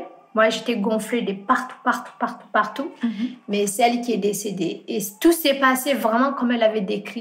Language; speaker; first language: French; non-native, fluent; Fula